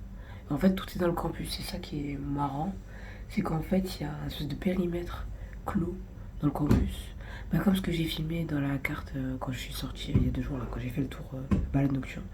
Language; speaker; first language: French; native; French